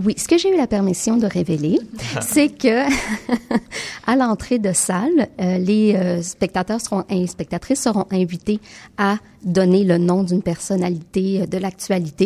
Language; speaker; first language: French; native; French